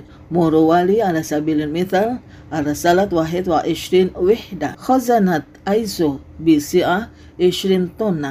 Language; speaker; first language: Arabic; non-native, fluent; Indonesian